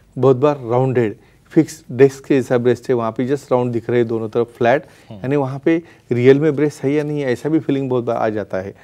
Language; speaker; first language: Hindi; non-native, local second language; Marathi